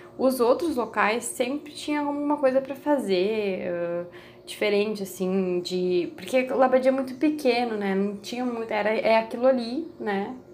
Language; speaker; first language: Portuguese; native; Portuguese